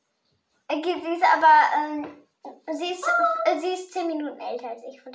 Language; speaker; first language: German; early bilingual, other home language; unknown